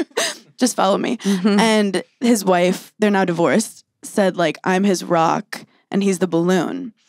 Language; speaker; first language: English; native; English